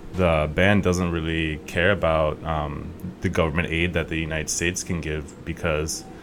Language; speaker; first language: English; native; English